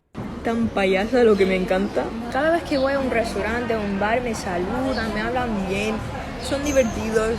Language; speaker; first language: Spanish; non-native, fluent; English